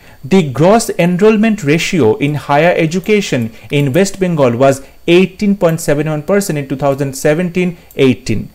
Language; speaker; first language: English; non-native, local second language; Bangla